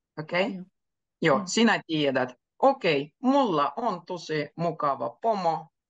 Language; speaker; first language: Finnish; native; Finnish